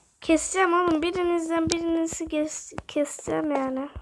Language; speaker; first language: Turkish; native; Turkish